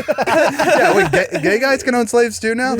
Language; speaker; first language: English; native; English